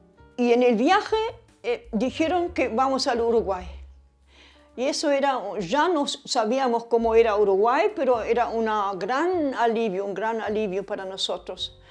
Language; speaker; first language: Spanish; early bilingual, other home language; German